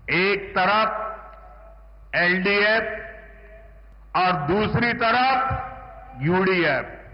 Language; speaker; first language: Hindi; non-native, local second language; Gujarati